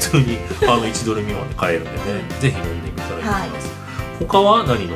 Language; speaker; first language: Japanese; native; Japanese